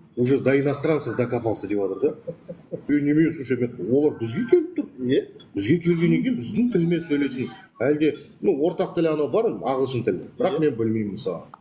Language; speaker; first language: Kazakh; non-native, local second language; Russian